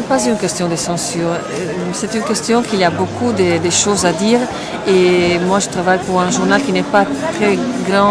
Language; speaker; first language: French; non-native, fluent; Italian